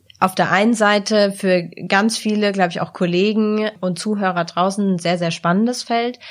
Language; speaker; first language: German; native; German